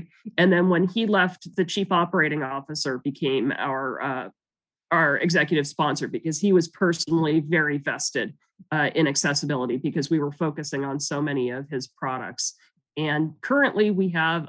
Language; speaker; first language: English; native; English